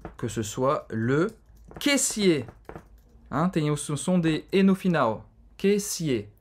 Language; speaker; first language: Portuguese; non-native, fluent; French